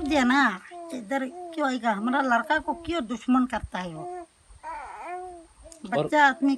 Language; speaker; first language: Hindi; non-native, local second language; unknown